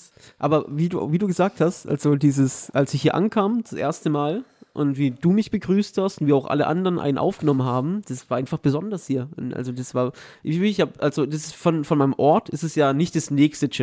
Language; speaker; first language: German; native; German